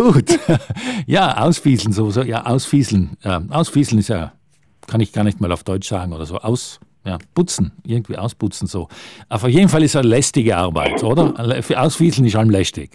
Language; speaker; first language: German; native; German